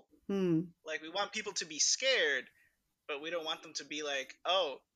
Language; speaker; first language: English; early bilingual, other home language; Spanish